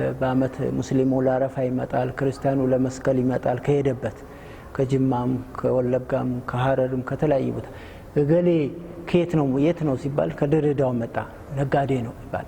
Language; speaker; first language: Amharic; non-native, local second language; Sebat Bet Gurage